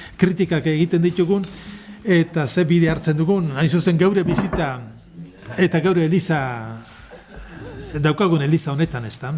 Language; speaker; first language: Basque; native; Basque